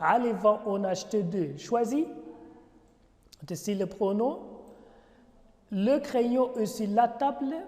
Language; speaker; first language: French; non-native, fluent; Arabic